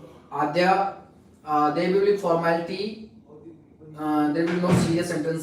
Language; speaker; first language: English; non-native, local second language; Hindi